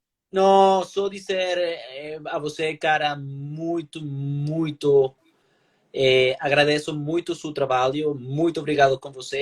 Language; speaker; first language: Portuguese; non-native, learner; Spanish